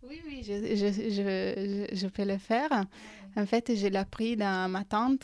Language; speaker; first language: French; non-native, fluent; Italian